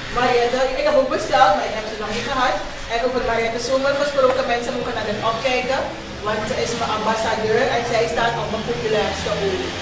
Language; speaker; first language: Dutch; native; Dutch